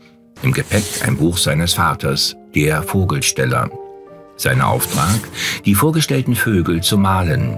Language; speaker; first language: German; native; German